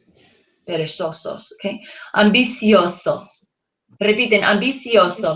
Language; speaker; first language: Spanish; non-native, learner; English